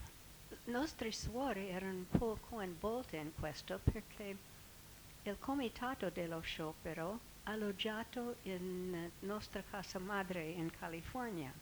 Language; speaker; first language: Italian; non-native, fluent; English